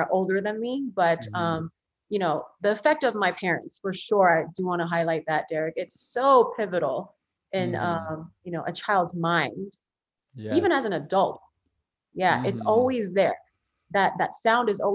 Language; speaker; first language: English; early bilingual, other home language; Korean